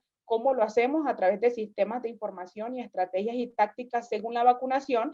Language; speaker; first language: Spanish; native; Spanish